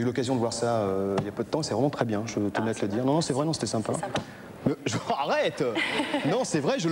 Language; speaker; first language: French; native; French